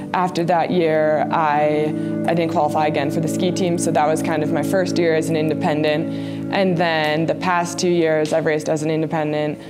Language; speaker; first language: English; native; English